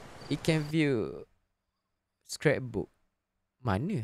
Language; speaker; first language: English; non-native, local second language; Malay